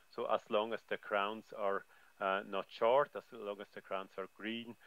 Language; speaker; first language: English; non-native, fluent; German